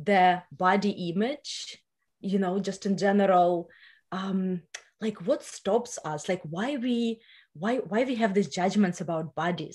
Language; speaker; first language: English; non-native, fluent; Russian